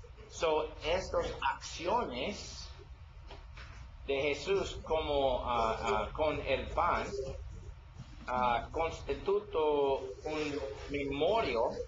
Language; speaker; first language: Spanish; non-native, learner; English